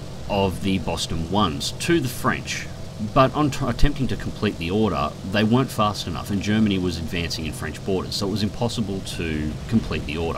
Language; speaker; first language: English; native; English